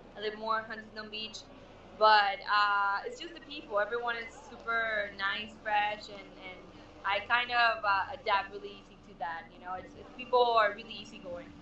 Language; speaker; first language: English; non-native, fluent; Spanish